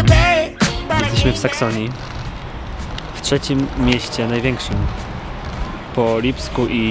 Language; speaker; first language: Polish; native; Polish